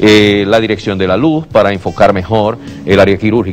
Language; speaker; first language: Spanish; native; Spanish